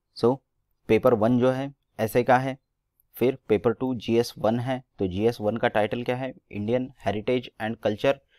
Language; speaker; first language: Hindi; non-native, local second language; Marathi